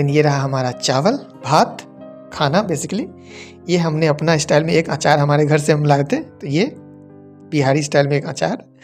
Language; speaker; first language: Hindi; non-native, local second language; Bangla